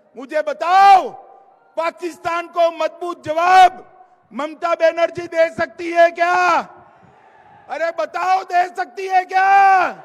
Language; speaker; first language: Hindi; non-native, local second language; Gujarati